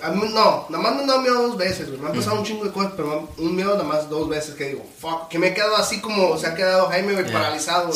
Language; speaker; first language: Spanish; early bilingual, heritage; Spanish